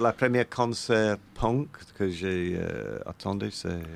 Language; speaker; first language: French; non-native, learner; English